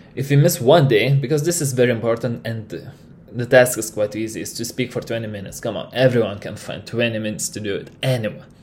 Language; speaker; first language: English; non-native, fluent; Lithuanian